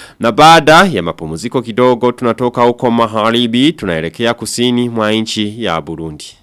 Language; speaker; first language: Swahili; non-native, local second language; Rundi